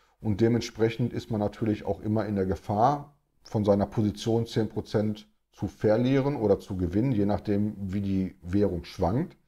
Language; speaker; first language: German; native; German